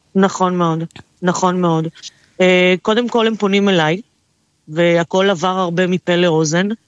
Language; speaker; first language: Hebrew; early bilingual, other home language; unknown